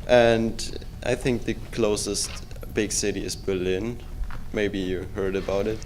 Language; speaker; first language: English; non-native, fluent; German